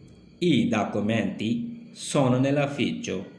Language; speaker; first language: Italian; non-native, learner; Urdu